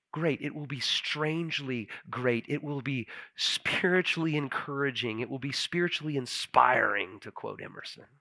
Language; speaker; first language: English; native; English